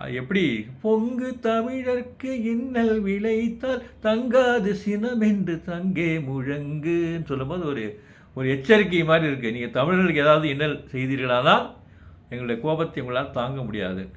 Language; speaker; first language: Tamil; native; Tamil